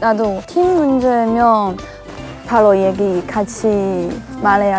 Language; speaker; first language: Korean; non-native, learner; Chinese